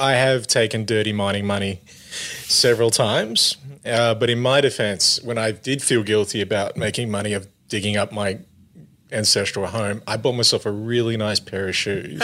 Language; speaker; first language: English; native; English